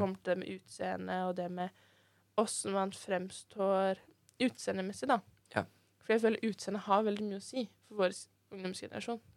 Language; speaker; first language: Norwegian; native; Norwegian